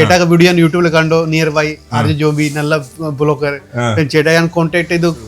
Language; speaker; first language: Malayalam; non-native, learner; Kannada